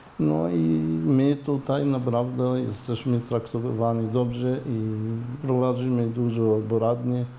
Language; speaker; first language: Polish; non-native, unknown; Arabic